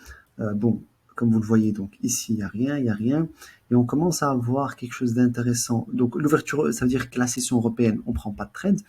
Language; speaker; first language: French; native; French